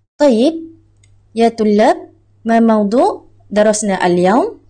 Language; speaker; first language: Arabic; non-native, learner; Malay